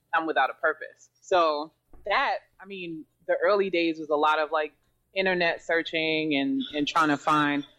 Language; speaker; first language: English; native; English